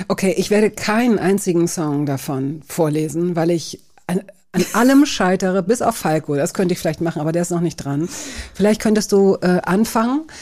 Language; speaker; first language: German; native; German